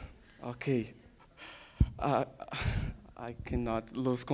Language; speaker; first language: English; non-native, learner; Portuguese